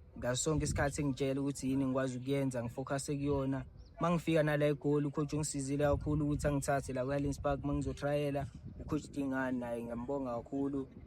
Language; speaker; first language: Zulu; native; Zulu